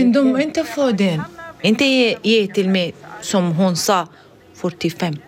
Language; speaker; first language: Swedish; non-native, learner; Arabic